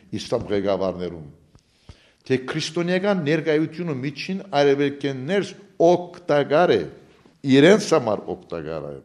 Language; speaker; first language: Armenian; native; Armenian